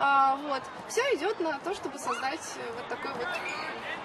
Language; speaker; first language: Russian; native; Russian